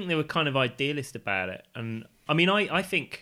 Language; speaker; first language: English; native; English